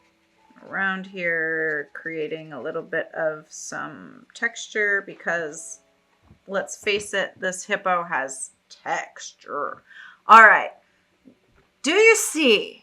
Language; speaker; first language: English; native; English